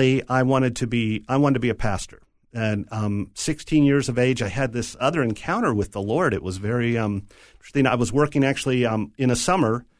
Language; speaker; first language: English; native; English